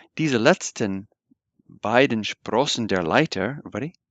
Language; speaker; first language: German; non-native, fluent; English